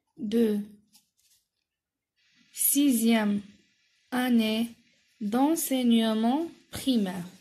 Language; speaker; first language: French; non-native, local second language; Arabic